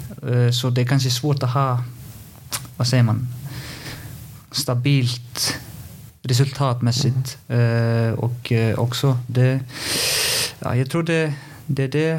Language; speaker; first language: Swedish; non-native, fluent; Icelandic